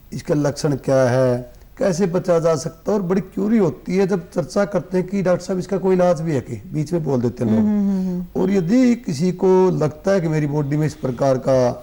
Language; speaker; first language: Hindi; native; Hindi